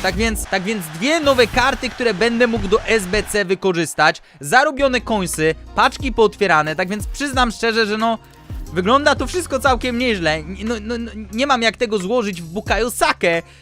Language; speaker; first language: Polish; native; Polish